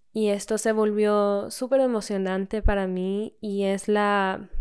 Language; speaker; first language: Spanish; early bilingual, heritage; Spanish